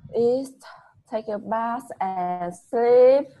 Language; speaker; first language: English; non-native, learner; Vietnamese